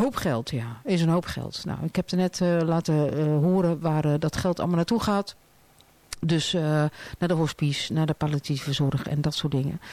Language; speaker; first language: Dutch; native; Dutch